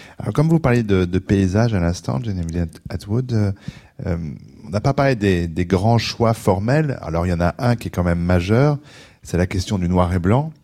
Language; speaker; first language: French; native; French